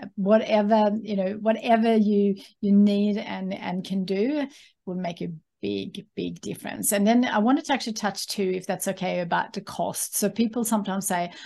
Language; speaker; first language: English; non-native, fluent; Swedish